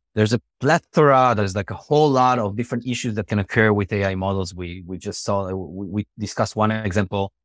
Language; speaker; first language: English; non-native, fluent; Hebrew